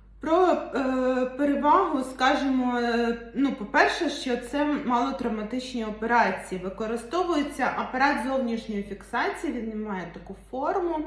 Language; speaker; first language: Ukrainian; non-native, local second language; Russian